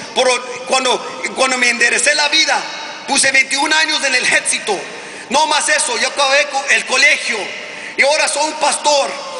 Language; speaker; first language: Spanish; early bilingual, heritage; Spanish